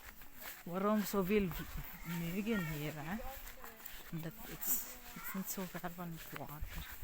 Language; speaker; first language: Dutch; non-native, learner; Cebuano